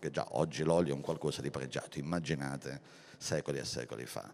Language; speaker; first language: Italian; native; Italian